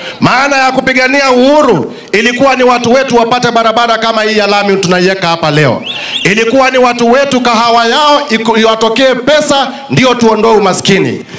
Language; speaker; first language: Swahili; non-native, local second language; Kamba